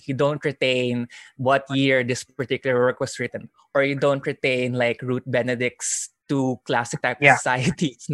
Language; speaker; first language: English; non-native, local second language; Filipino